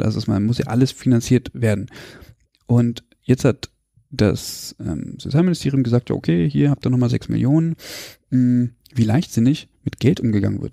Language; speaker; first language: German; native; German